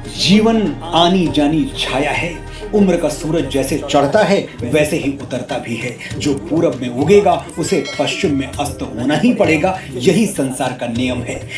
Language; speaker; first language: Hindi; native; Hindi